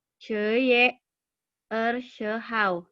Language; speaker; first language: Chinese; non-native, learner; Indonesian